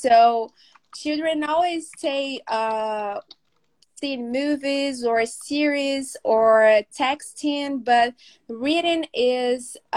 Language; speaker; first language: English; non-native, fluent; Portuguese